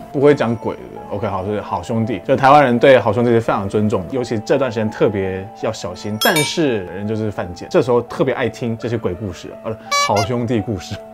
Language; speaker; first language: Chinese; non-native, fluent; Korean